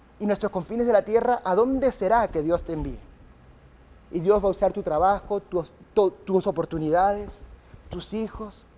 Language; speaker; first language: Spanish; early bilingual, other home language; English